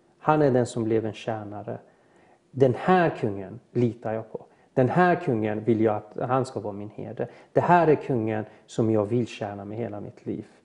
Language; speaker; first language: Swedish; early bilingual, other home language; Persian